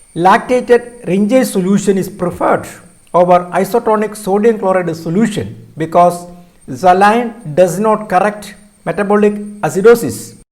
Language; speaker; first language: English; non-native, local second language; Malayalam